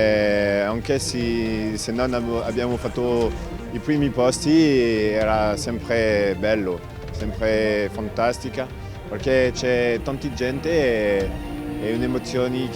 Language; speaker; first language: Italian; non-native, learner; French